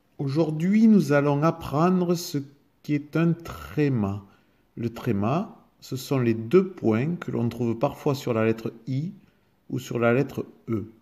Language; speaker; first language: French; native; French